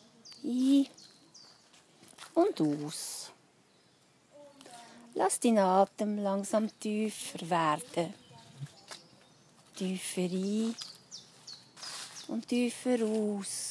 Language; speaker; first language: German; native; German